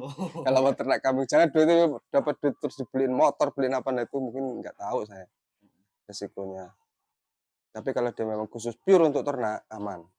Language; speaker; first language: Indonesian; non-native, local second language; Javanese